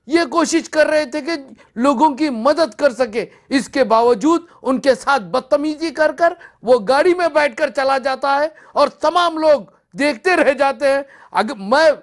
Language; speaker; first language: Hindi; non-native, local second language; Urdu